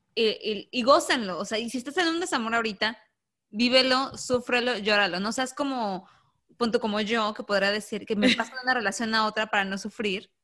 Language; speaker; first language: Spanish; native; Spanish